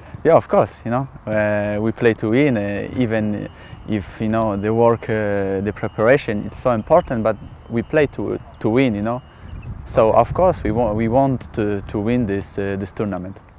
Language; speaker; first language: English; non-native, fluent; Polish